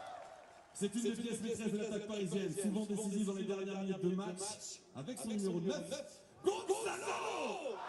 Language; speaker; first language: French; native; French